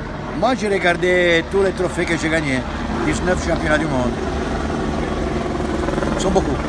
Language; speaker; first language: French; non-native, fluent; Italian